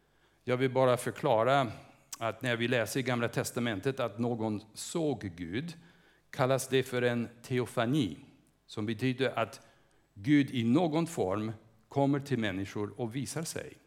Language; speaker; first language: Swedish; non-native, fluent; English